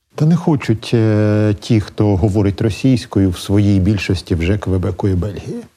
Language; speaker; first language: Ukrainian; native; Ukrainian